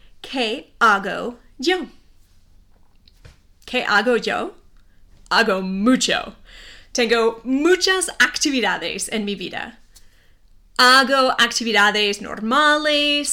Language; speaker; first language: Spanish; non-native, fluent; English